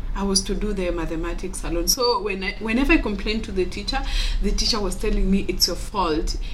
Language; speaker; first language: English; non-native, local second language; Luo (Kenya and Tanzania)